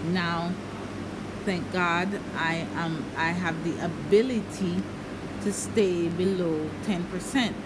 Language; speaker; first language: English; native; English